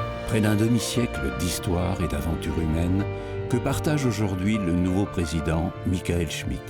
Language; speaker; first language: French; native; French